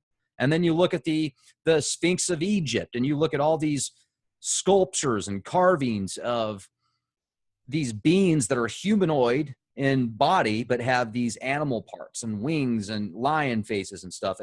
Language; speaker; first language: English; native; English